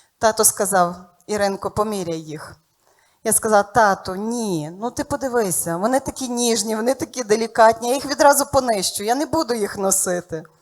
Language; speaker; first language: Ukrainian; native; Ukrainian